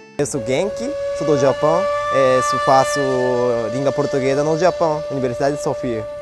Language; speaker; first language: Portuguese; non-native, learner; Japanese